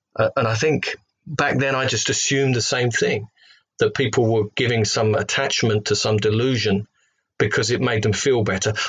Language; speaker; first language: English; native; English